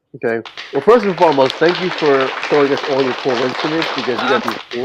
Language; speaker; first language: English; native; English